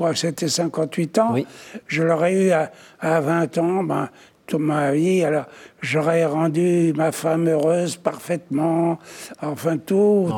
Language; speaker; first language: French; native; French